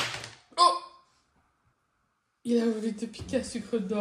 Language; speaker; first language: French; native; French